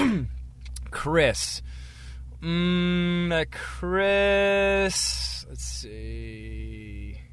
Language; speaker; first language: English; native; English